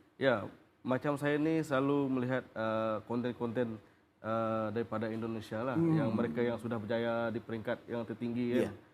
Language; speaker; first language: Malay; non-native, local second language; Iban